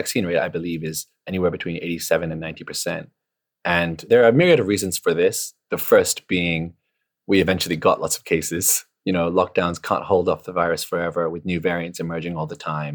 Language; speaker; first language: English; non-native, local second language; Cantonese